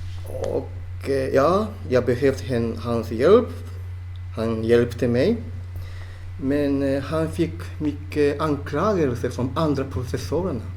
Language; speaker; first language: Swedish; non-native, fluent; Japanese